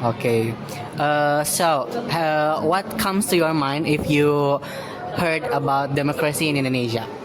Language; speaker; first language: English; non-native, learner; Indonesian